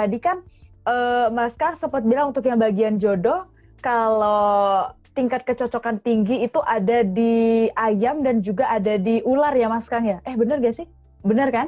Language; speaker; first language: Indonesian; native; Indonesian